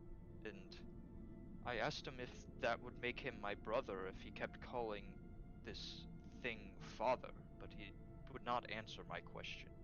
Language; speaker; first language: English; native; English